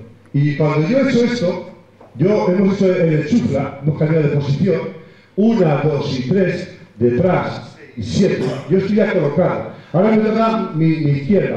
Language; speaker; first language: Spanish; native; Spanish